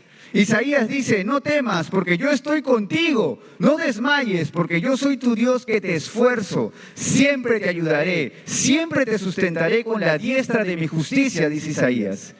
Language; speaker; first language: Spanish; native; Spanish